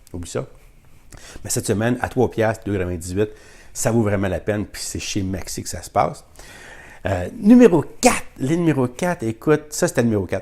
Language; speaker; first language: French; native; French